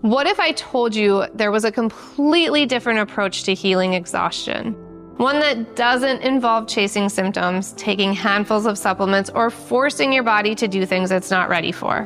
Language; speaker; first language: English; native; English